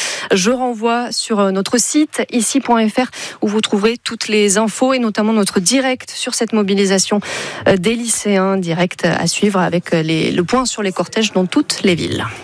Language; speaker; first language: French; native; French